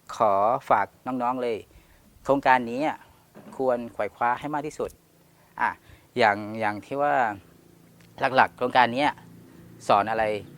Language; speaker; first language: Thai; non-native, local second language; Pattani Malay